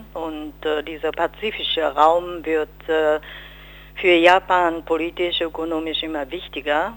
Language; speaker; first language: German; non-native, fluent; Japanese